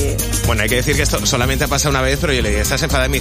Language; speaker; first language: Spanish; native; Spanish